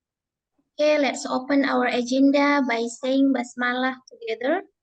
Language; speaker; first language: English; non-native, fluent; Indonesian